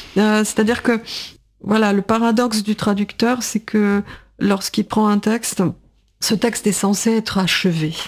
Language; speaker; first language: French; non-native, fluent; Russian